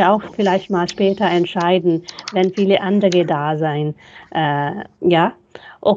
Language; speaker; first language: German; non-native, fluent; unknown